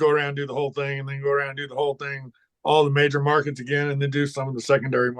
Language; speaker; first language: English; native; English